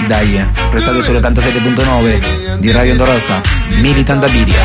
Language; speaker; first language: Italian; native; Italian